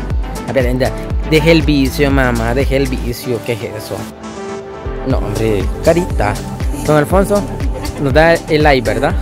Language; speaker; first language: Spanish; native; Spanish